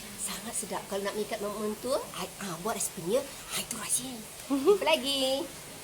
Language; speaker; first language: Malay; native; Malay